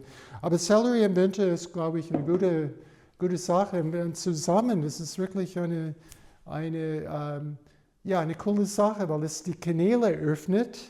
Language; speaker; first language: German; non-native, fluent; English